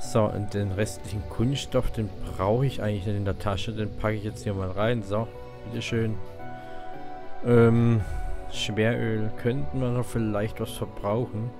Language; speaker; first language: German; native; German